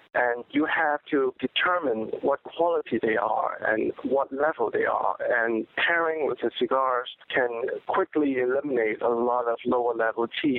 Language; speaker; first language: English; non-native, local second language; Cantonese